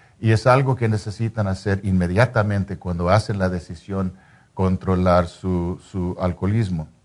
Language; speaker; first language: Spanish; non-native, fluent; English